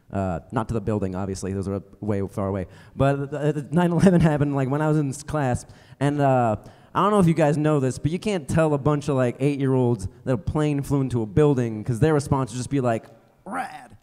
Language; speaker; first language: English; native; English